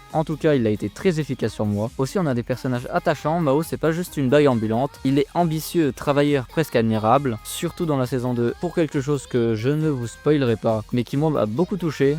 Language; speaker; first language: French; native; French